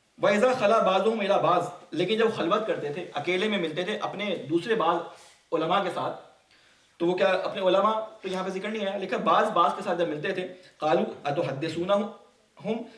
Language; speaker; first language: Urdu; native; Urdu